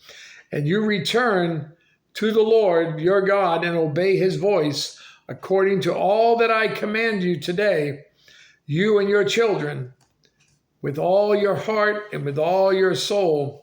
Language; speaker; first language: English; native; English